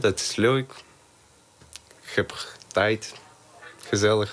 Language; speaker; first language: Dutch; non-native, learner; Ukrainian